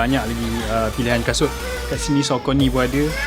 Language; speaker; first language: Malay; native; Malay